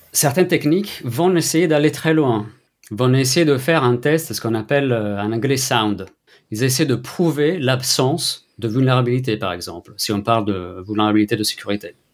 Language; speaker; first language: French; non-native, fluent; Italian